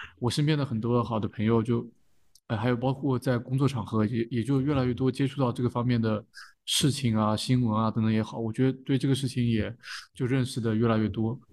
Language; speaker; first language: Chinese; native; Chinese